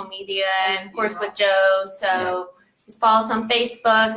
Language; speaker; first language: English; native; English